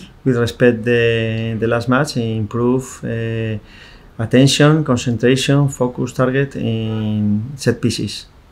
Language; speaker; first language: English; non-native, fluent; Spanish